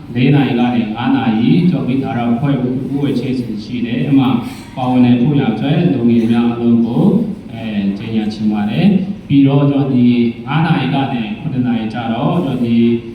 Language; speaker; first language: Burmese; non-native, local second language; Kachin